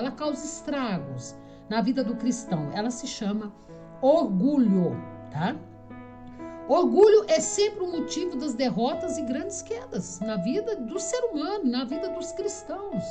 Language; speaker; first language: Portuguese; native; Portuguese